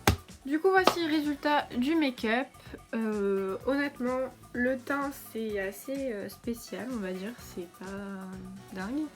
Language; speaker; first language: French; native; French